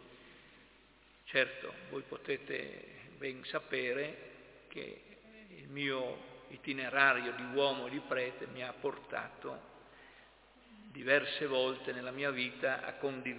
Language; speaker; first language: Italian; native; Italian